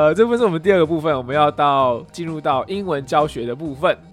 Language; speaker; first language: Chinese; early bilingual, heritage; Chinese